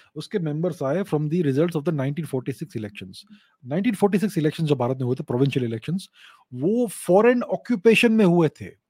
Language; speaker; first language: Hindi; non-native, local second language; Gujarati